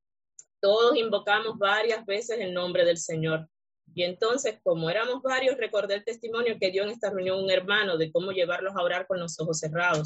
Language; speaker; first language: Spanish; native; Spanish